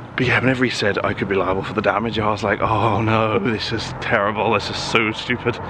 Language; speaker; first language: English; native; English